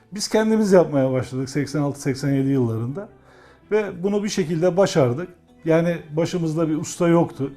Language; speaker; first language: Turkish; native; Turkish